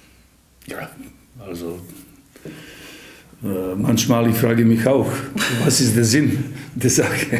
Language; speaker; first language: German; non-native, fluent; Serbian